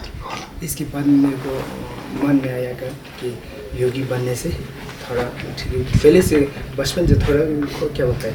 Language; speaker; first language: Hindi; non-native, local second language; Ladakhi